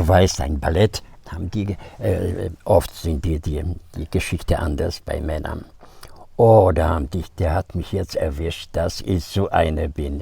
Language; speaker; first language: German; non-native, fluent; Polish